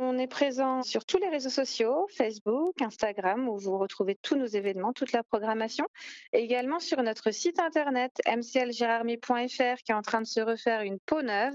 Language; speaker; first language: French; native; French